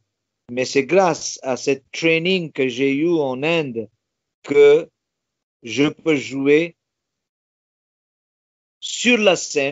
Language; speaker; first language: French; non-native, fluent; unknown